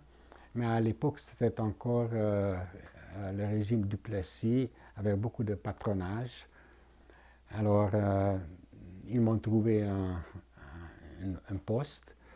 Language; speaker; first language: French; non-native, fluent; Hungarian